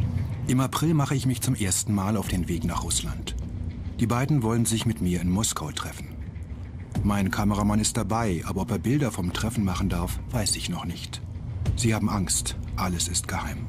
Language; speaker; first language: German; native; German